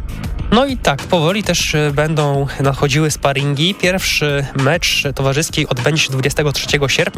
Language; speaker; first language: Polish; native; Polish